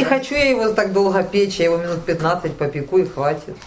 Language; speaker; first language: Russian; native; Russian